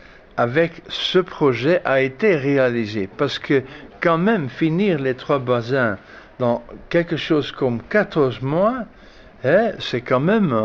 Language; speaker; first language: French; non-native, fluent; Dutch